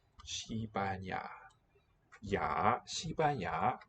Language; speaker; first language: Chinese; non-native, learner; English